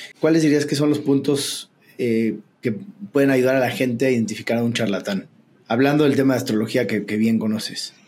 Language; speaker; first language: Spanish; native; Spanish